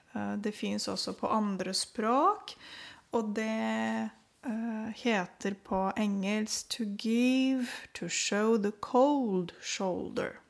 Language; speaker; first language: Norwegian; non-native, fluent; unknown